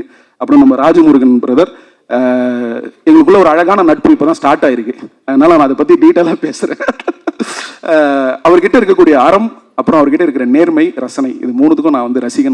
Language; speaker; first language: Tamil; native; Tamil